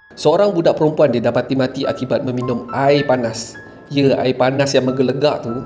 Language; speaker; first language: Malay; native; Malay